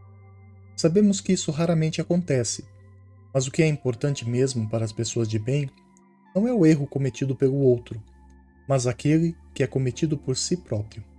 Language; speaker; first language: Portuguese; native; Portuguese